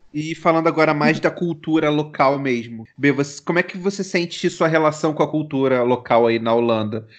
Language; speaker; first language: Portuguese; native; Portuguese